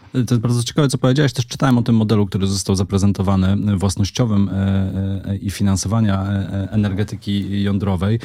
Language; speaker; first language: Polish; native; Polish